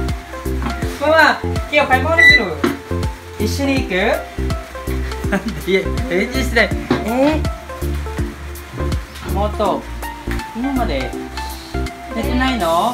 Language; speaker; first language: Japanese; non-native, learner; Filipino